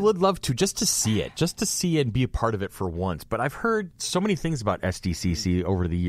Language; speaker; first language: English; native; English